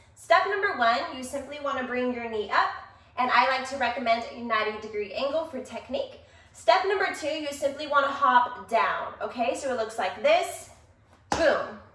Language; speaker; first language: English; native; English